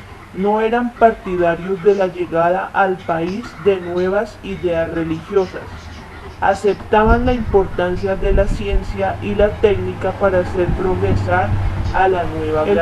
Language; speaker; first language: Spanish; native; Spanish